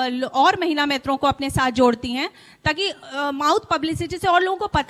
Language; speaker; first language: Hindi; native; Hindi